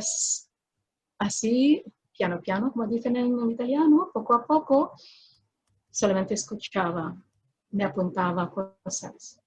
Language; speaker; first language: Spanish; non-native, fluent; Filipino